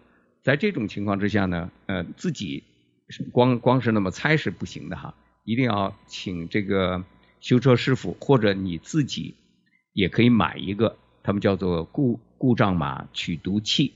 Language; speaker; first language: Chinese; native; Chinese